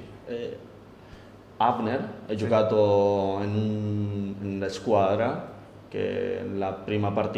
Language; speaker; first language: Italian; non-native, learner; Spanish